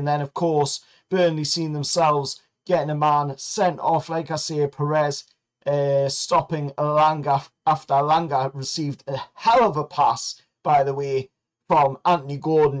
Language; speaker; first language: English; native; English